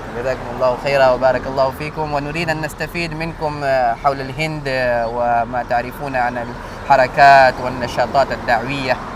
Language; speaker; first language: Arabic; non-native, fluent; Urdu